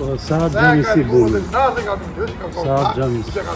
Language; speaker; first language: Turkish; non-native, learner; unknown